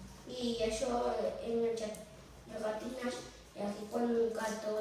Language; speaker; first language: Catalan; non-native, local second language; Spanish